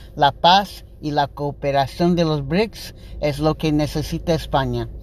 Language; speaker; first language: Spanish; non-native, learner; English